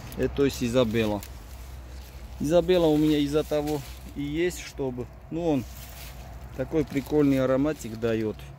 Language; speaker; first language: Russian; non-native, local second language; Georgian